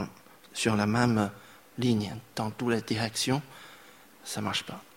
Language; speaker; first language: French; non-native, fluent; Chinese